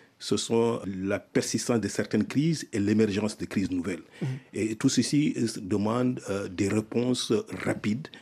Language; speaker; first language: French; non-native, local second language; Soninke